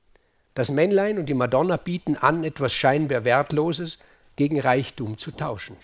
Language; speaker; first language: German; native; German